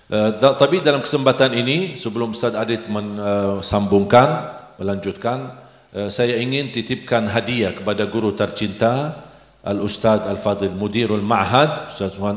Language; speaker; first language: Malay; non-native, fluent; Arabic